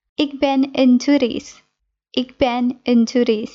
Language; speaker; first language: Dutch; non-native, learner; Indonesian